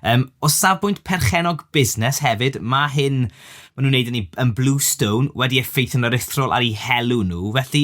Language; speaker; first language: Welsh; native; Welsh